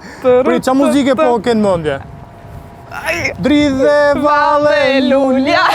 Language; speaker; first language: Albanian; native; Albanian